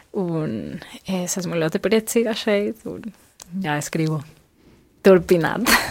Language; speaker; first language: Latvian; non-native, fluent; Spanish